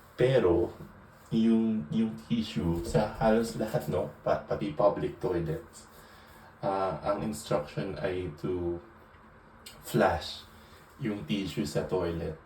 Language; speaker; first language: Filipino; native; Filipino